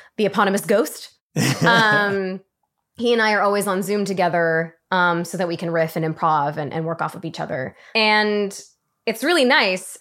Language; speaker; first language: English; early bilingual, other home language; Thai